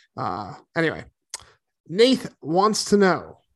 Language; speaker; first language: English; native; English